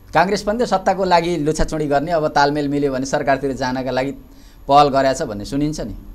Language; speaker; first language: Nepali; native; Nepali